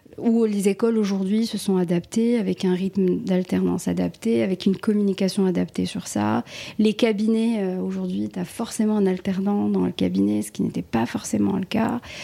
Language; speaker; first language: French; non-native, local second language; Arabic